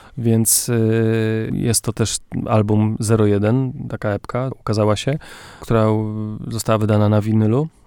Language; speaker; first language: Polish; native; Polish